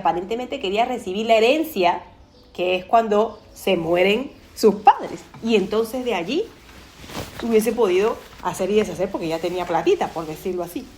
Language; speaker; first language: Spanish; native; Spanish